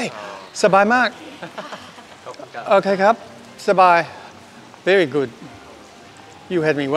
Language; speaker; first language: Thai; non-native, fluent; English